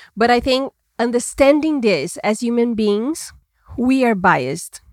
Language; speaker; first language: English; non-native, fluent; Portuguese